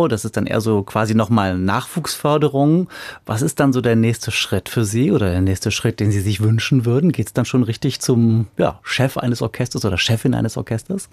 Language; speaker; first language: German; native; German